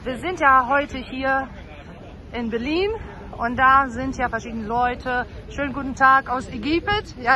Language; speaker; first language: German; non-native, fluent; Russian